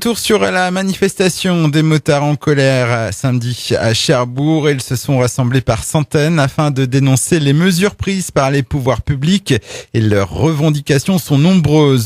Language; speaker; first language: French; native; French